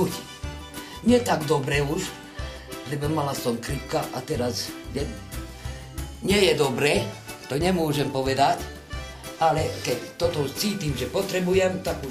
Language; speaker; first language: Slovak; non-native, local second language; Hungarian